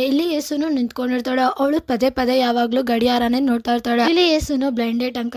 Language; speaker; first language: Kannada; native; Kannada